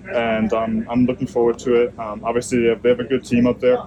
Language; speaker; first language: English; non-native, fluent; German